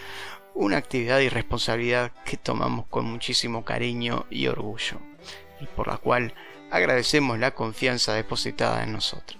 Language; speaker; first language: Spanish; native; Spanish